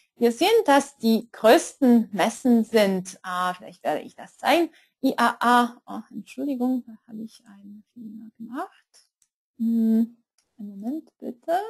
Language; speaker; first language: German; non-native, fluent; Polish